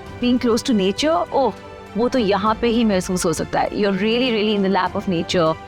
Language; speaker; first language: Hindi; native; Hindi